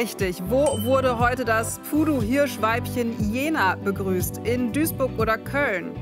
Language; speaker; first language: German; native; German